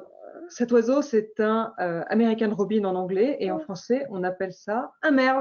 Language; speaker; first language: French; native; French